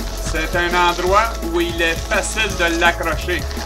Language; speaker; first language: French; native; French